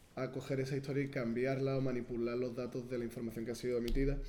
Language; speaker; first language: Spanish; native; Spanish